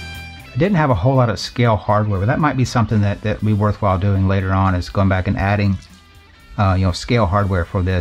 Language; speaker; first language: English; native; English